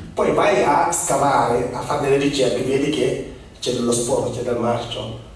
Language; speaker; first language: Italian; non-native, fluent; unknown